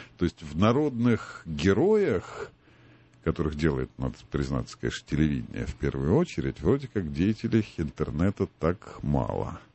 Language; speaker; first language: Russian; native; Russian